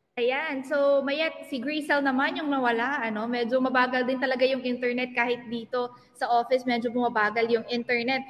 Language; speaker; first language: Filipino; non-native, local second language; Pampanga